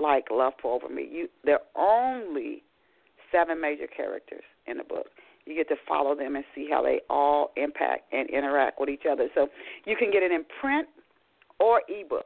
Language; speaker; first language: English; native; English